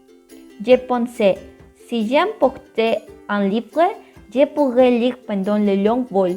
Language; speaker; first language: French; non-native, learner; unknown